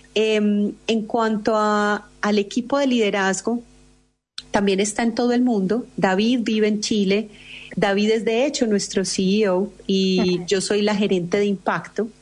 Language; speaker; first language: Spanish; native; Spanish